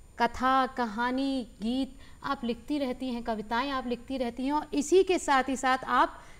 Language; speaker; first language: Hindi; native; Hindi